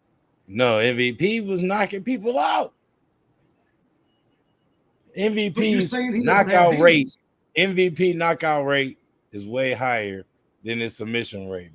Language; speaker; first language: English; native; English